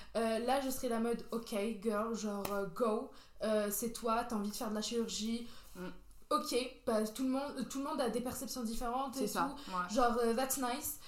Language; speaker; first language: French; non-native, local second language; Kabyle